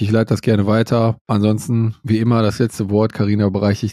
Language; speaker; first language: German; native; German